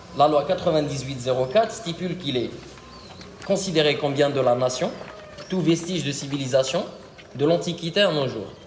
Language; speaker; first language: French; non-native, local second language; Arabic